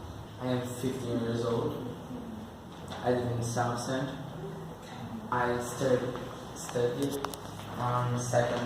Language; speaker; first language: English; non-native, learner; Portuguese